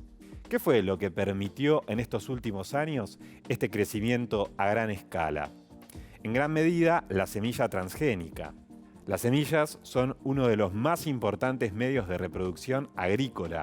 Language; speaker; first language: Spanish; native; Spanish